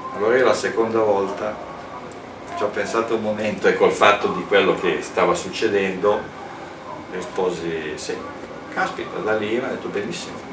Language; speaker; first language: Italian; native; Italian